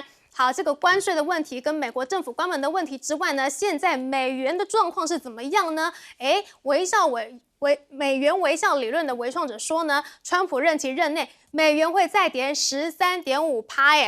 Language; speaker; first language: Chinese; native; Chinese